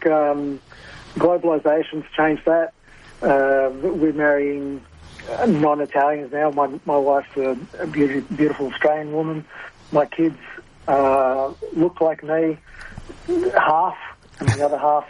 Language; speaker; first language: English; non-native, local second language; Italian